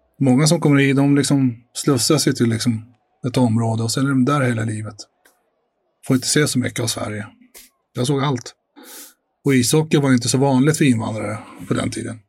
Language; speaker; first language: Swedish; early bilingual, other home language; Arabic